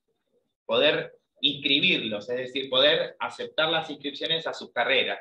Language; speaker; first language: Spanish; native; Spanish